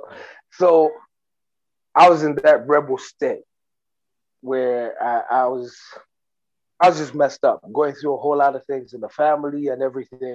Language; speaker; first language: English; non-native, local second language; Nyanja